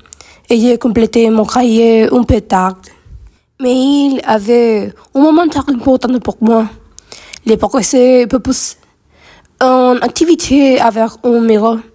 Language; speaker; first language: French; non-native, learner; Spanish